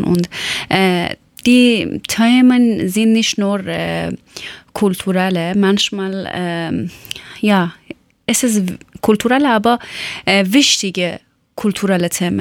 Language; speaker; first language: German; non-native, fluent; Persian